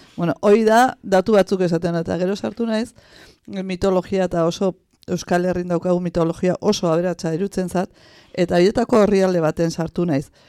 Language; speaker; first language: Basque; native; Basque